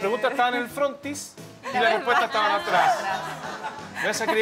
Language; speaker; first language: Spanish; native; Spanish